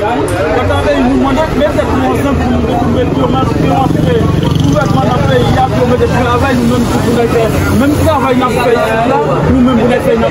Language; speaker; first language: French; non-native, local second language; Haitian Creole